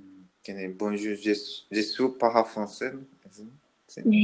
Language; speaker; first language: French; non-native, learner; Portuguese